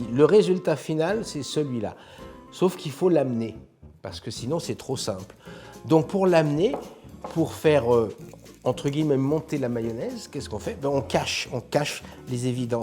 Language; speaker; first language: French; native; French